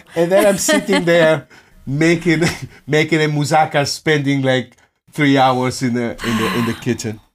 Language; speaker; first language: English; non-native, fluent; Greek